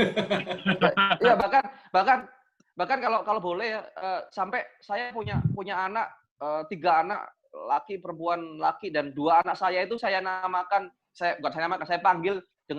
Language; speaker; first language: Indonesian; native; Indonesian